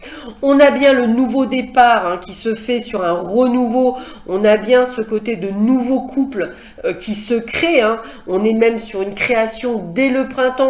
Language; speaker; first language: French; native; French